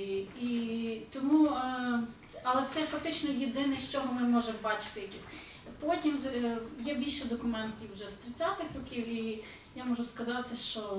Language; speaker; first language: Ukrainian; early bilingual, heritage; Ukrainian